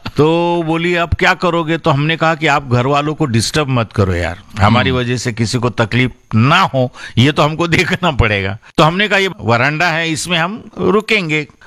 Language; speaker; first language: Hindi; non-native, local second language; Marathi